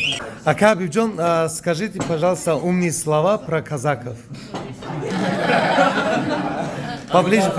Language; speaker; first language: Russian; non-native, fluent; Tajik